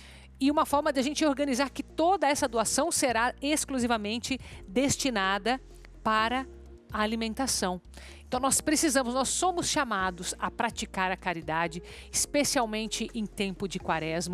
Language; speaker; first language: Portuguese; native; Portuguese